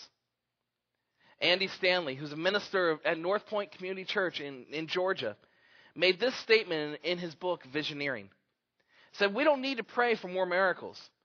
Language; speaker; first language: English; native; English